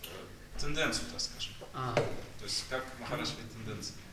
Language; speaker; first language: Russian; native; Russian